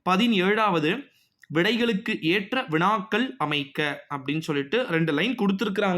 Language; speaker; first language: Tamil; native; Tamil